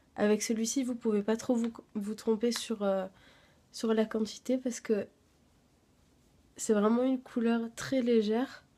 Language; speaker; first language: French; native; French